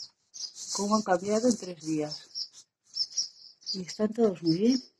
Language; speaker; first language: Spanish; native; Spanish